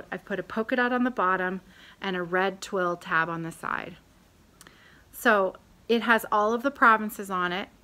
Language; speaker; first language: English; native; English